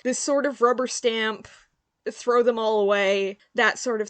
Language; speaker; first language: English; native; English